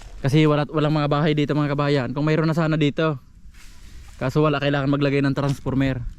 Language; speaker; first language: Filipino; non-native, local second language; Bikol